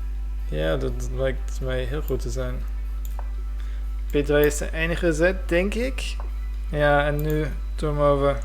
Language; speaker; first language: Dutch; non-native, fluent; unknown